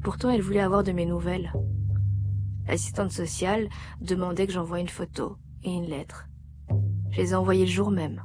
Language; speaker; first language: French; native; French